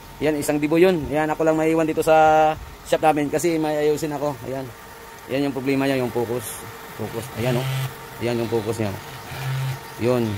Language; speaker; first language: Filipino; non-native, local second language; Cebuano